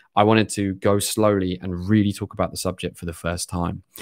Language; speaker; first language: English; native; English